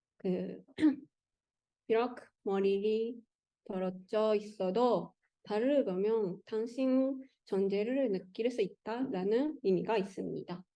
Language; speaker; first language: Korean; non-native, learner; Japanese